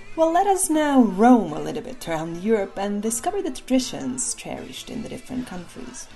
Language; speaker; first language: English; non-native, fluent; Hungarian